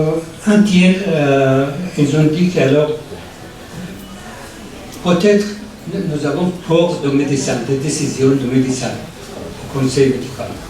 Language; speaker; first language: French; non-native, learner; Persian